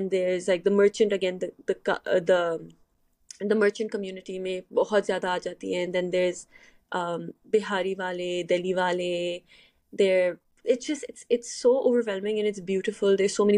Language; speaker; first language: English; non-native, local second language; Urdu